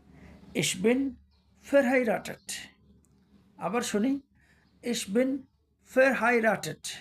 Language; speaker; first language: German; non-native, learner; Bangla